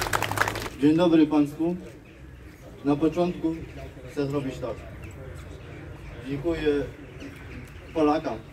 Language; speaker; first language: Polish; non-native, learner; Ukrainian